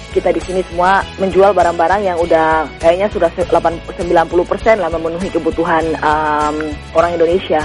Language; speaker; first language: Indonesian; native; Indonesian